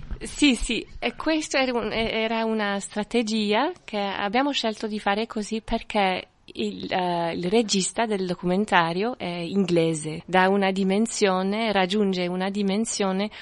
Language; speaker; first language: Italian; non-native, fluent; French